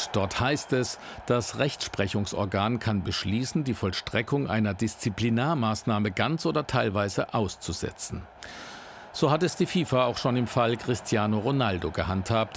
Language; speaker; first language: German; native; German